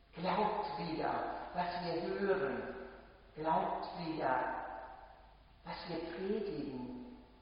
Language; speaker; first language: German; native; German